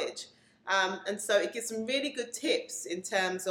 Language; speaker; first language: English; native; English